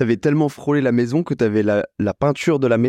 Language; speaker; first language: French; native; French